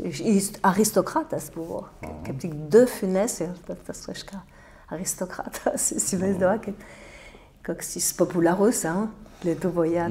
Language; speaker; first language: Lithuanian; early bilingual, heritage; French